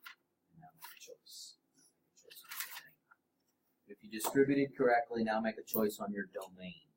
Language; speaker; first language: English; native; English